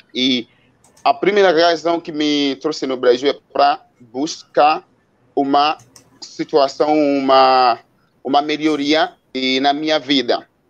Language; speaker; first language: Portuguese; non-native, fluent; Haitian Creole